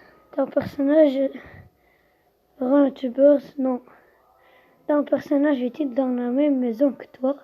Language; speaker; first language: French; non-native, local second language; Arabic